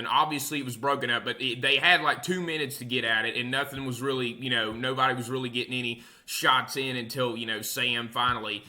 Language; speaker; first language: English; native; English